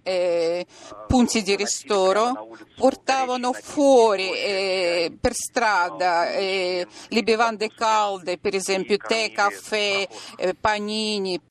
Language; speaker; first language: Italian; non-native, fluent; Russian